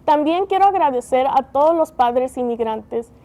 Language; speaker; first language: Spanish; early bilingual, heritage; Spanish